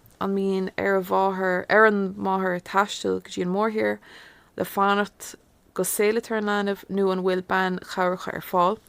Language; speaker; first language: Irish; non-native, local second language; English